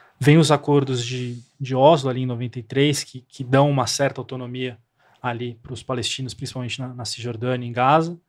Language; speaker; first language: Portuguese; native; Portuguese